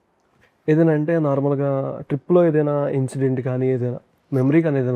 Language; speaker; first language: Telugu; native; Telugu